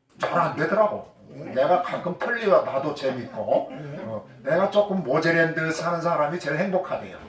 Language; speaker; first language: Korean; native; Korean